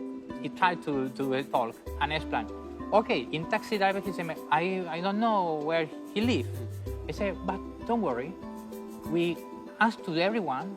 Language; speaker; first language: English; non-native, learner; Spanish